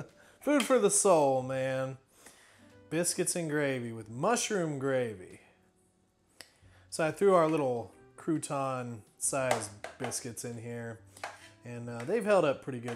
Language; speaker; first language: English; native; English